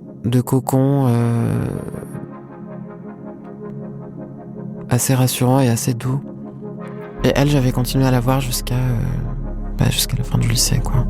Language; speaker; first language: French; non-native, local second language; Arabic